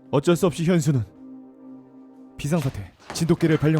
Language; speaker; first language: Korean; native; Korean